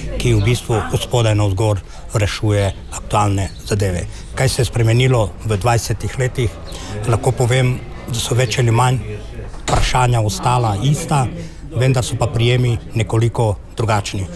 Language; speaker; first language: Slovenian; non-native, local second language; Romany